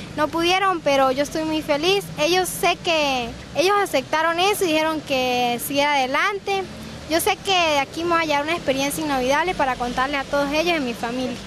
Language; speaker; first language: Spanish; native; Spanish